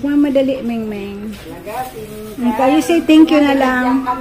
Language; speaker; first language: Filipino; native; Filipino